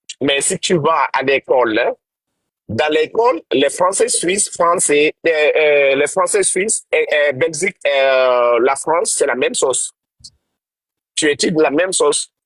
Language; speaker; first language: French; non-native, learner; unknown